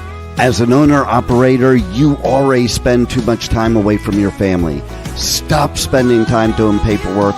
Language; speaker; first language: English; native; English